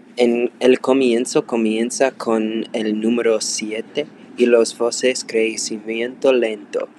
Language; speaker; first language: Spanish; non-native, learner; English